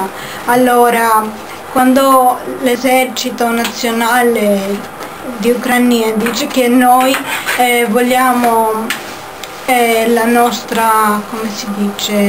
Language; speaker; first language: Italian; non-native, fluent; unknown